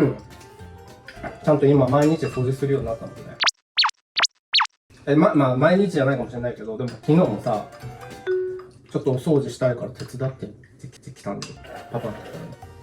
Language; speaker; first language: Japanese; native; Japanese